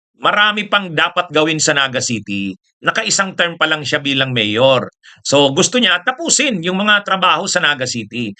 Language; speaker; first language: Filipino; non-native, local second language; Bikol